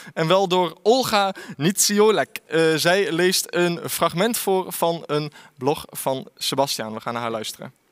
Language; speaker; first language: Dutch; native; Dutch